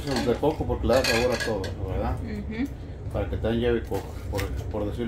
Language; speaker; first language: Spanish; native; Spanish